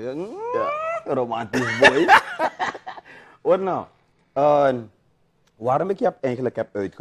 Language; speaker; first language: Dutch; native; Dutch